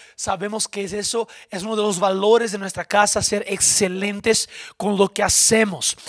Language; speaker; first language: Spanish; non-native, fluent; Portuguese